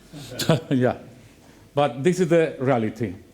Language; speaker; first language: English; non-native, learner; Spanish